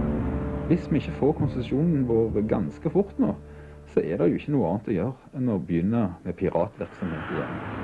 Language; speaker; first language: Norwegian; native; Norwegian